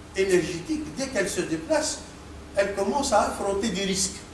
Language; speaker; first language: French; non-native, local second language; Arabic